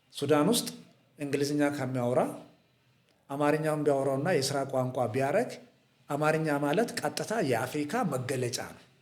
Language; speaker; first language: Amharic; non-native, local second language; Hadiyya